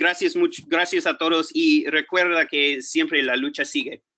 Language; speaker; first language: Spanish; non-native, fluent; English